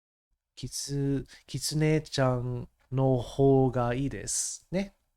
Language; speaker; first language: Japanese; non-native, learner; English